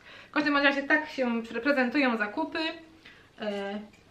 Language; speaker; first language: Polish; native; Polish